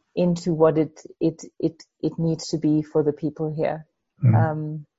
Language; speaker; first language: English; non-native, fluent; Danish